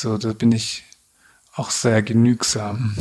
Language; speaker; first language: German; native; German